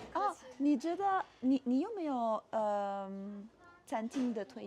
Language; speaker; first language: Chinese; non-native, learner; French